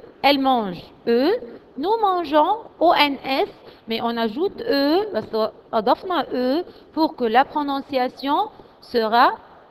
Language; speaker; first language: French; non-native, fluent; Arabic